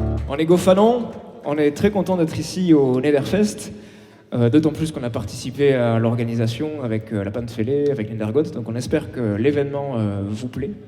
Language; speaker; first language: French; native; French